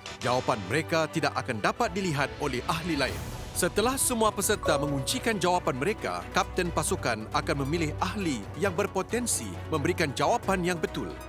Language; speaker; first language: Malay; native; Malay